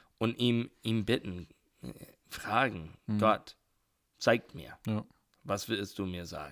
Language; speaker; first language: German; non-native, learner; English